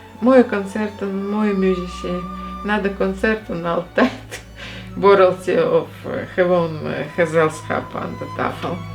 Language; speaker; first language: Dutch; non-native, fluent; Russian